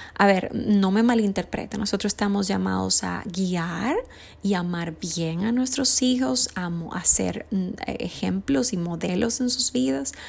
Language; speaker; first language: Spanish; native; Spanish